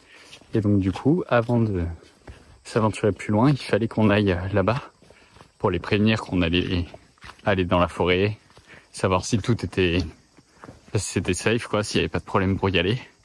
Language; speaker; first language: French; native; French